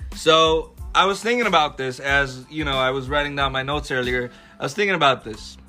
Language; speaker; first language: English; early bilingual, other home language; Arabic